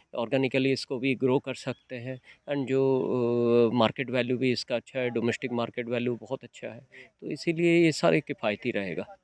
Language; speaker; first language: Hindi; non-native, local second language; Odia